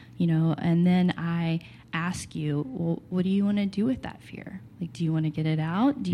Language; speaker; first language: English; native; English